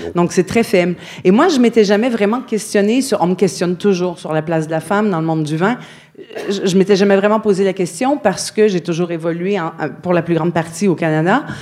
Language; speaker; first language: French; native; French